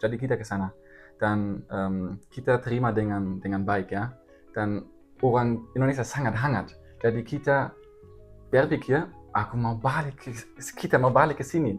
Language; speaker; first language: Indonesian; non-native, learner; German